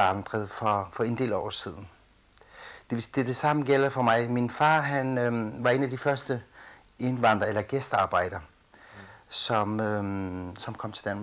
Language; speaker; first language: Danish; early bilingual, other home language; Kurdish